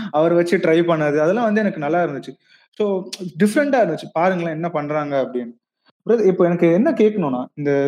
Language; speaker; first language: Tamil; native; Tamil